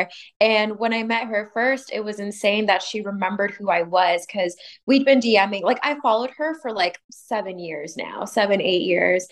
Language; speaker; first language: English; native; English